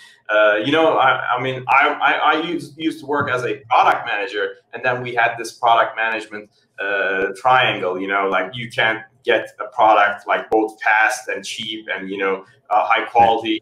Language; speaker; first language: English; non-native, fluent; Turkish